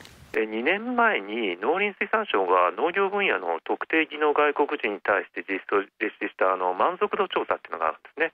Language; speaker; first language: Japanese; native; Japanese